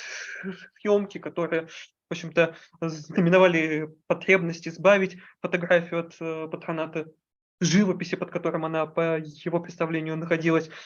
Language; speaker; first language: Russian; native; Russian